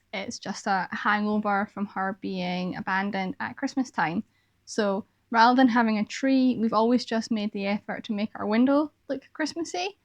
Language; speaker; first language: English; native; English